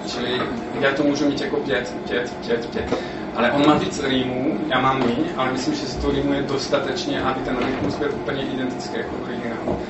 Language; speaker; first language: Czech; non-native, fluent; French